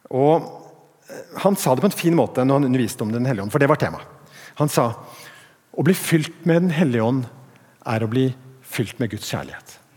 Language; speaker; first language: Norwegian; native; Norwegian